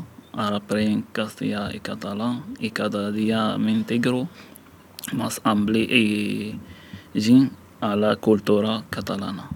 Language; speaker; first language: Catalan; non-native, learner; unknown